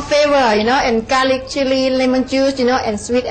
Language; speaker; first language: English; non-native, learner; Thai